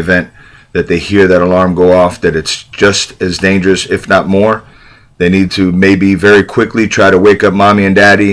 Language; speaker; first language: English; native; English